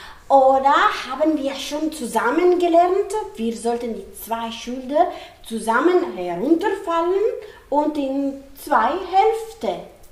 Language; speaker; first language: German; non-native, learner; Italian